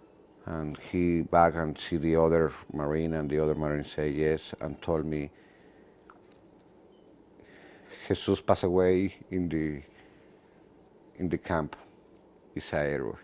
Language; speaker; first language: English; non-native, learner; Spanish